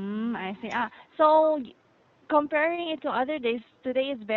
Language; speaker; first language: English; non-native, fluent; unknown